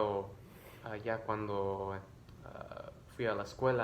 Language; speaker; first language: Spanish; early bilingual, other home language; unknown